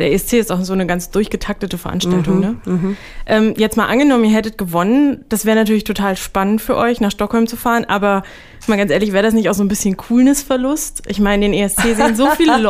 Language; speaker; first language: German; native; German